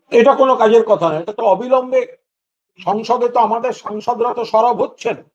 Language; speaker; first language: Bangla; native; Bangla